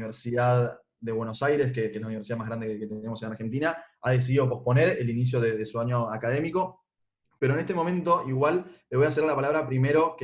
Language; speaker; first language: Spanish; native; Spanish